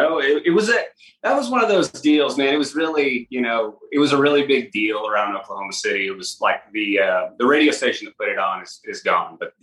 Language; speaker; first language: English; native; English